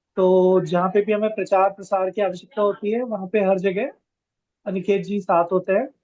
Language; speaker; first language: Hindi; native; Hindi